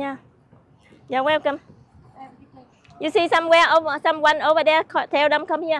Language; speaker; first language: English; non-native, learner; Vietnamese